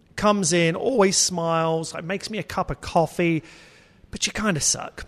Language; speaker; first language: English; native; English